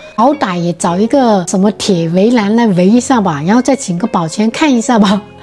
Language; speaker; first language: Chinese; native; Chinese